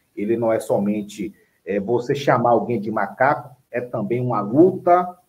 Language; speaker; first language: Portuguese; native; Portuguese